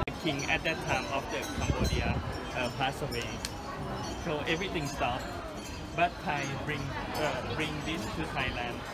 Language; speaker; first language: English; non-native, learner; Thai